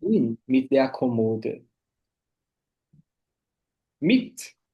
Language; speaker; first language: German; non-native, fluent; Portuguese